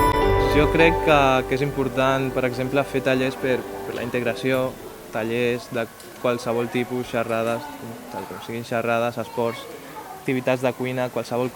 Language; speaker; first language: Catalan; early bilingual, other home language; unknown